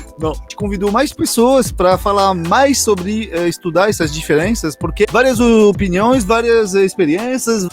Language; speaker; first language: Portuguese; non-native, fluent; French